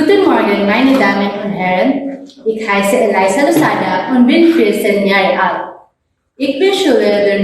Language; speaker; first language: German; non-native, learner; Filipino